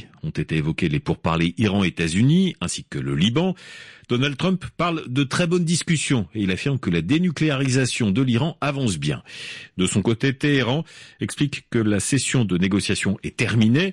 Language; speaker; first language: French; native; French